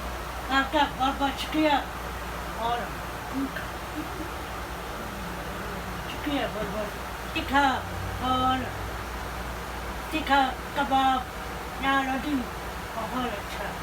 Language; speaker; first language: Hindi; non-native, learner; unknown